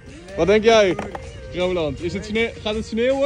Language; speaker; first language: Dutch; native; Dutch